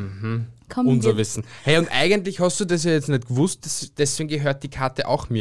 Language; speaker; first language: German; native; German